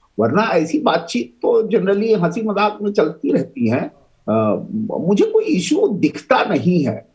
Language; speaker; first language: Hindi; native; Hindi